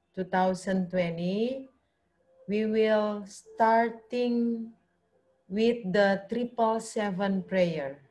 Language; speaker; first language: English; non-native, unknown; Indonesian